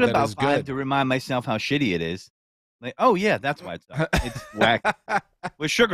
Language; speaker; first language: English; native; English